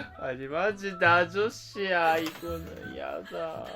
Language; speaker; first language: Korean; non-native, learner; Japanese